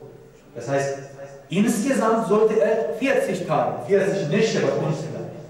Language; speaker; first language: German; non-native, fluent; Persian